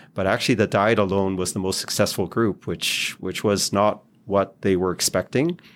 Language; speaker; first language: English; non-native, fluent; Hebrew